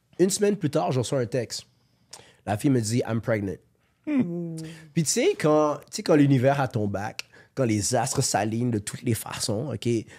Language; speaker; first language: French; native; French